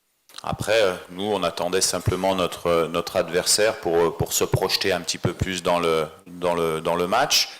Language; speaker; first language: French; native; French